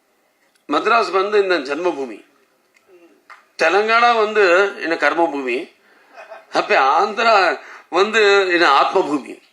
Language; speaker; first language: Tamil; non-native, learner; Telugu